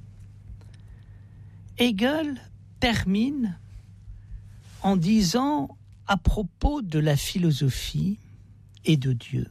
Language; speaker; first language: French; native; French